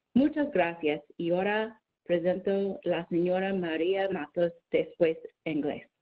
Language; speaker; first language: Spanish; non-native, learner; English